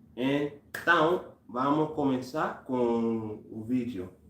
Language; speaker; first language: Portuguese; non-native, learner; English